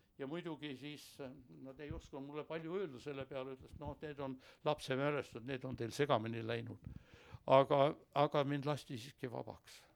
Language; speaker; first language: Estonian; early bilingual, heritage; Estonian